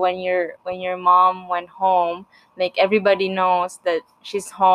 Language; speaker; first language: English; non-native, local second language; Filipino